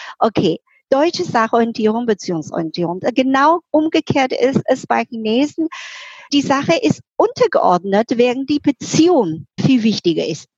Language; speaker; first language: German; non-native, fluent; Chinese